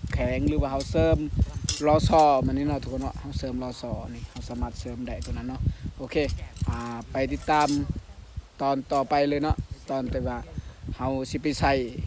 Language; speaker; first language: Lao; non-native, local second language; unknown